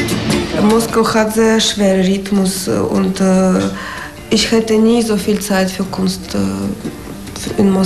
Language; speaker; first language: German; non-native, fluent; Russian